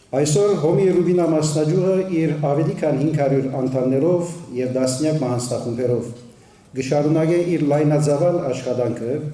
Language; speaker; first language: Armenian; early bilingual, heritage; Armenian